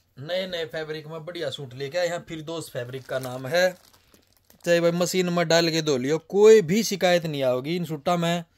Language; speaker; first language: Hindi; native; Hindi